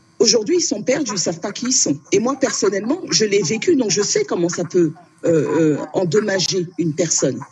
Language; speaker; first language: French; early bilingual, other home language; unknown